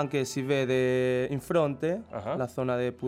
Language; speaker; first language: Italian; non-native, learner; Chinese